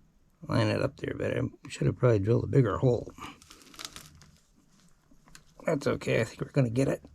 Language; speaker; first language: English; native; English